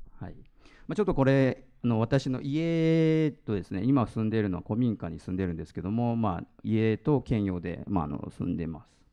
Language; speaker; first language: Japanese; native; Japanese